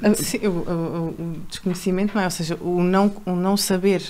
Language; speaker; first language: Portuguese; native; Portuguese